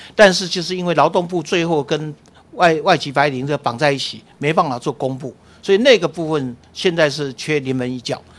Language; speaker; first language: Chinese; native; Chinese